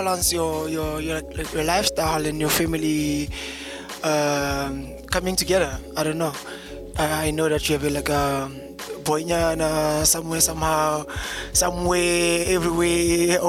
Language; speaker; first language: English; non-native, local second language; Zulu